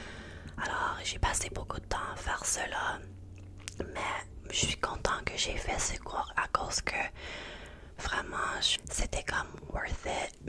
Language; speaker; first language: French; non-native, learner; English